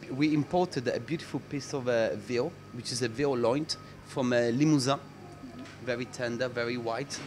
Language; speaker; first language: English; non-native, fluent; Italian